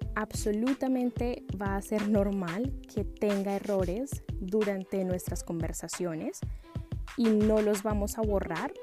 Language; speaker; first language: Spanish; native; Spanish